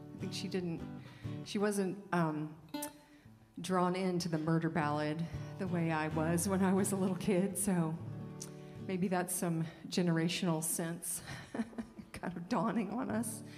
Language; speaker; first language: English; native; English